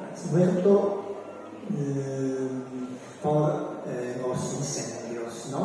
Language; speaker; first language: Spanish; non-native, learner; Italian